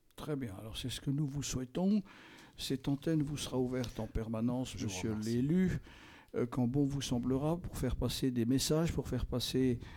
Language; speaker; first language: French; native; French